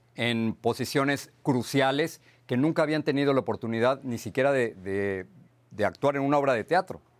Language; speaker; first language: Spanish; native; Spanish